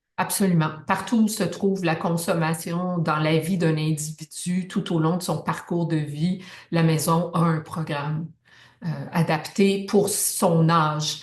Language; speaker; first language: French; native; French